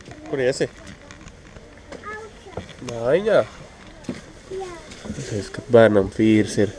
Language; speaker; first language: Latvian; native; Latvian